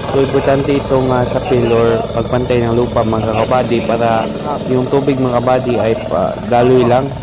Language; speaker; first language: Filipino; non-native, local second language; Cebuano